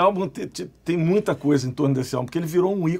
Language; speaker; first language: Portuguese; native; Portuguese